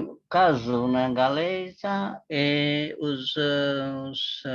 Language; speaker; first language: Portuguese; non-native, learner; Tetum